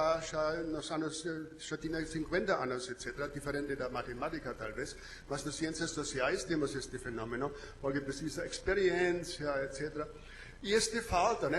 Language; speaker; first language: Portuguese; non-native, learner; German